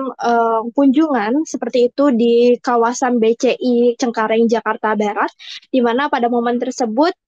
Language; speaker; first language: Indonesian; native; Indonesian